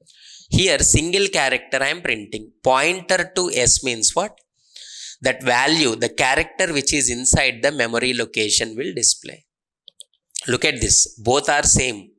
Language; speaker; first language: English; non-native, local second language; Telugu